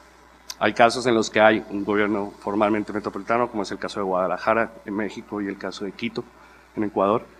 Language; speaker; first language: Spanish; native; Spanish